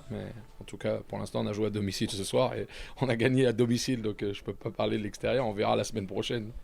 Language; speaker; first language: French; native; French